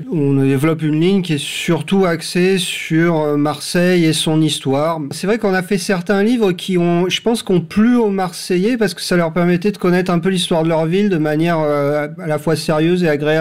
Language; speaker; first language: French; native; French